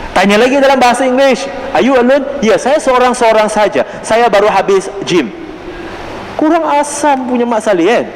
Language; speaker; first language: Malay; non-native, local second language; Chinese